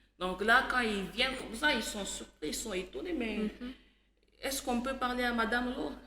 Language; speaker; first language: French; non-native, local second language; Swahili